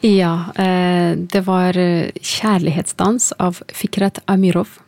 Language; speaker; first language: Norwegian; non-native, fluent; Azerbaijani